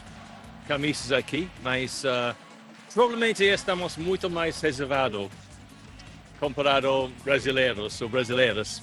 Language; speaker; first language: Portuguese; non-native, learner; English